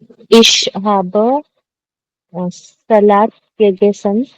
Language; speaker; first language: German; non-native, learner; Hindi